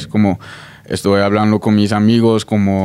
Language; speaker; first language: Spanish; non-native, fluent; English